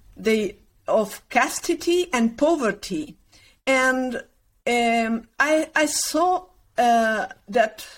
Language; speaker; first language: English; non-native, learner; Spanish